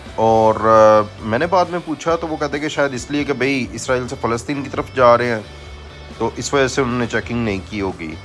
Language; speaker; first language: Urdu; non-native, local second language; Punjabi